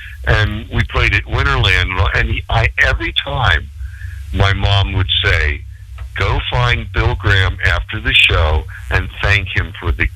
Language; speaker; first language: English; native; English